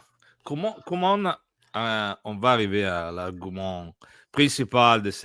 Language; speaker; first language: French; non-native, learner; Italian